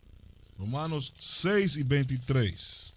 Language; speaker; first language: Portuguese; non-native, learner; Spanish